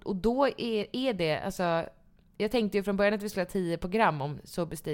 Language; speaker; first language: Swedish; native; Swedish